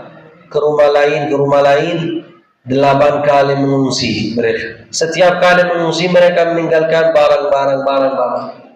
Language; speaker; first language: Indonesian; non-native, fluent; Arabic